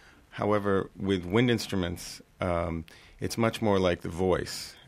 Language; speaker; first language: English; native; English